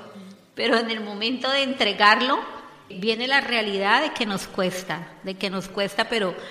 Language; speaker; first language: Spanish; native; Spanish